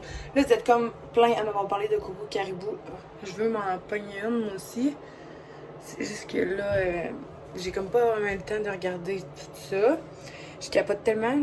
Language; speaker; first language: French; native; French